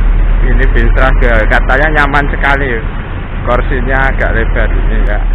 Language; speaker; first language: Indonesian; native; Indonesian